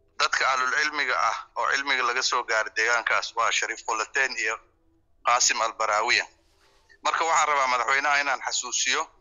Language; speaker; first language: Somali; non-native, local second language; Swahili